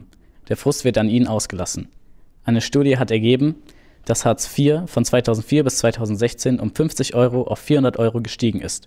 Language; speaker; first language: German; native; German